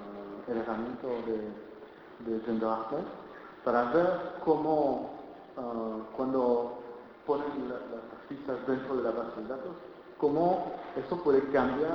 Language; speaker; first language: Spanish; non-native, fluent; French